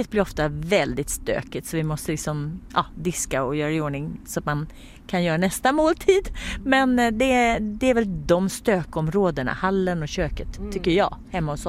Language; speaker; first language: Swedish; native; Swedish